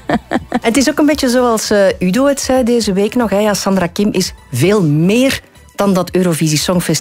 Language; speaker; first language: Dutch; native; Dutch